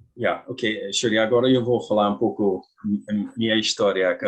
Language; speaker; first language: Portuguese; non-native, learner; Dutch